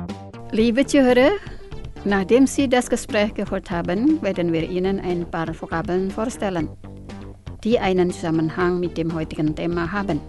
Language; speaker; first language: German; non-native, fluent; Indonesian